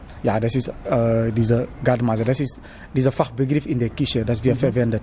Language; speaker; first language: German; non-native, learner; Wolof